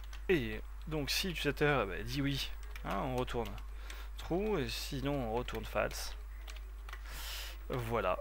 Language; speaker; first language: French; native; French